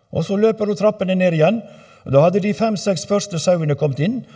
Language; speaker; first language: Norwegian; native; Norwegian